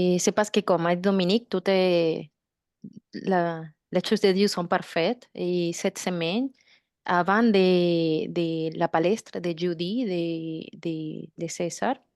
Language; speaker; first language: French; non-native, learner; Spanish